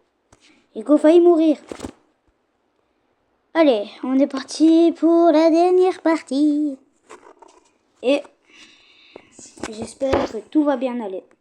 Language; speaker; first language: French; native; French